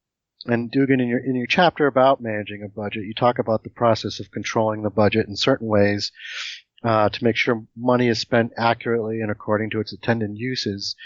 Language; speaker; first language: English; native; English